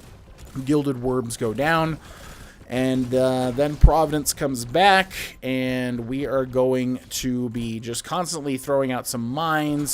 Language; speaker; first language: English; native; English